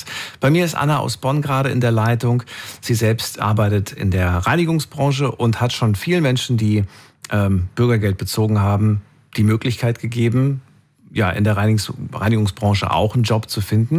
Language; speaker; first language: German; native; German